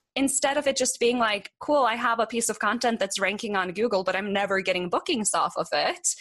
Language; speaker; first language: English; non-native, fluent; Norwegian